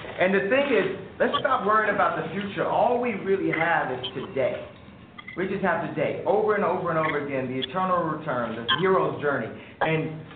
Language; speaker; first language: English; native; English